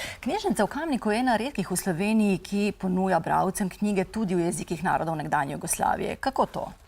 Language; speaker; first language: Slovenian; early bilingual, other home language; Serbian